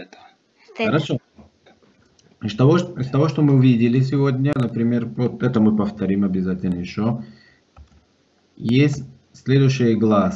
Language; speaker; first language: Russian; non-native, fluent; Spanish